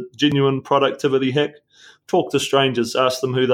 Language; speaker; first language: English; native; English